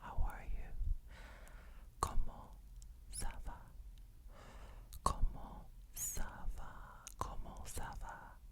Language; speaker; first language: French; non-native, fluent; English